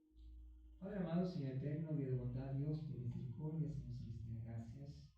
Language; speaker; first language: Spanish; native; Spanish